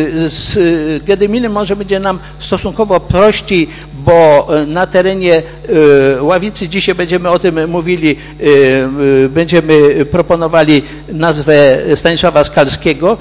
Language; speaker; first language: Polish; native; Polish